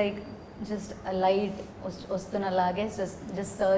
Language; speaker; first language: Telugu; non-native, learner; Malayalam